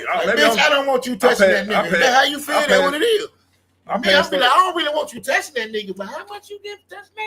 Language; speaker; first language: English; native; English